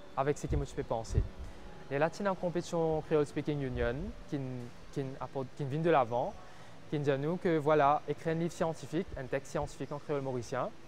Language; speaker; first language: French; non-native, local second language; Morisyen